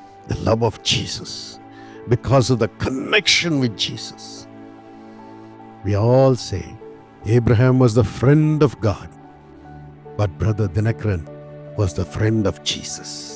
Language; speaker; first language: English; non-native, local second language; Tamil